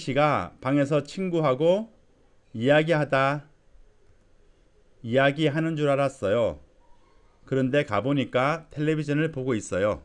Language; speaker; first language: Korean; native; Korean